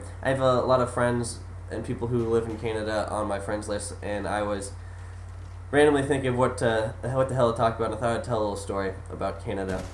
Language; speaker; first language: English; native; English